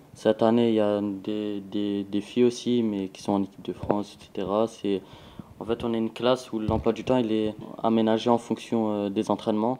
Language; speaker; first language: French; native; French